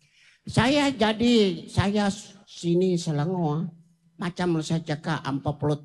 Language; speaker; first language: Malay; non-native, local second language; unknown